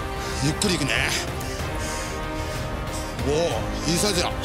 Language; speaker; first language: Japanese; native; Japanese